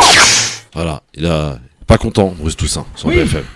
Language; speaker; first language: French; native; French